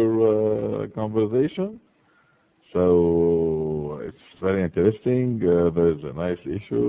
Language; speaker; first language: English; non-native, learner; French